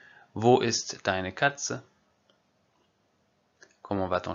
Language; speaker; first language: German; non-native, fluent; French